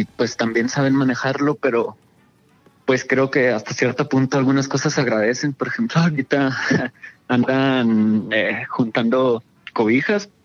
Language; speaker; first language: Spanish; native; Spanish